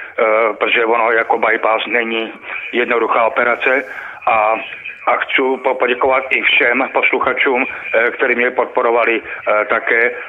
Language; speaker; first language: Czech; native; Czech